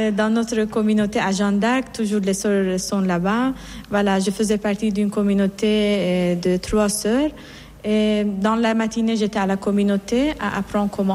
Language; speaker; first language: French; non-native, fluent; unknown